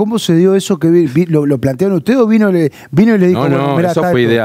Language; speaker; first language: Spanish; native; Spanish